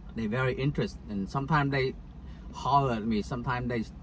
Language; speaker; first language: English; non-native, fluent; Vietnamese